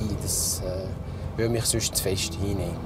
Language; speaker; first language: German; native; German